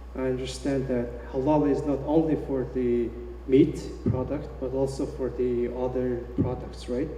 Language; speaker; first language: English; non-native, fluent; Mongolian